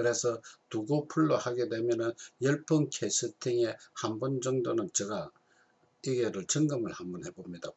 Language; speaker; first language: Korean; native; Korean